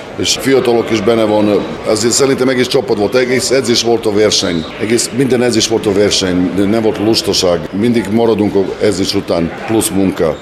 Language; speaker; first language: Hungarian; non-native, local second language; Serbian